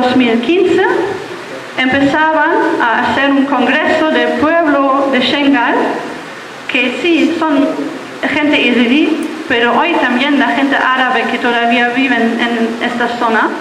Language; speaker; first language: Spanish; non-native, fluent; German